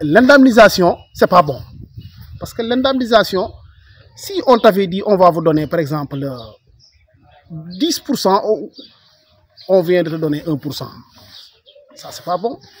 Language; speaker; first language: French; non-native, learner; Wolof